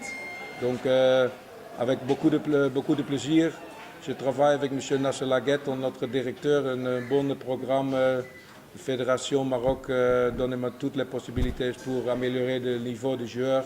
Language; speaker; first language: French; non-native, fluent; Dutch